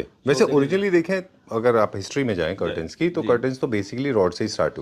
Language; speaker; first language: Hindi; native; Hindi